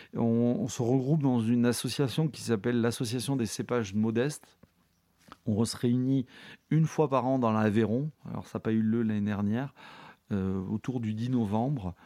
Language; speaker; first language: French; native; French